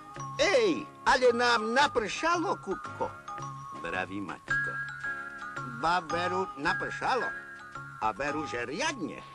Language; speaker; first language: Slovak; native; Slovak